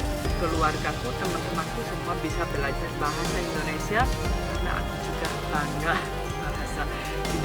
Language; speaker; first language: Indonesian; non-native, learner; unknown